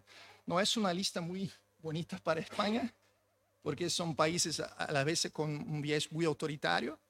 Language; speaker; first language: Spanish; non-native, fluent; Portuguese